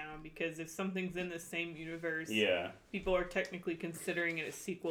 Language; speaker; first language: English; native; English